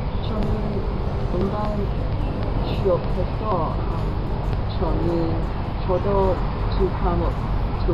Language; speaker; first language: Korean; non-native, learner; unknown